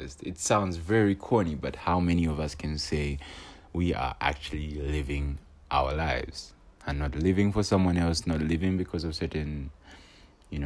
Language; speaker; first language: English; non-native, local second language; Bemba